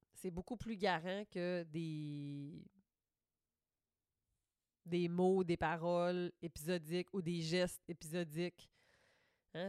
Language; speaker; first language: French; native; French